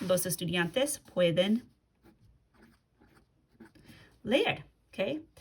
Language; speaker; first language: Spanish; non-native, fluent; English